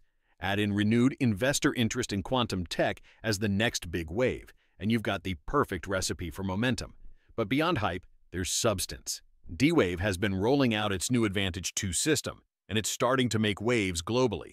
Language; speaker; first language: English; native; English